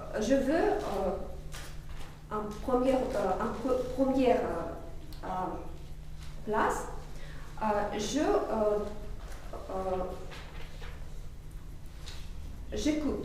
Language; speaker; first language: French; non-native, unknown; Russian